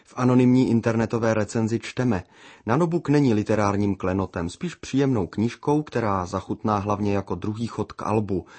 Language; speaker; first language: Czech; native; Czech